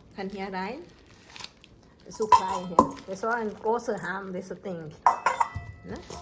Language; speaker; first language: German; non-native, learner; Thai